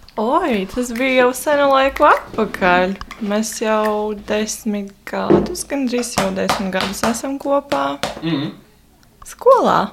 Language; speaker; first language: Latvian; non-native, local second language; Russian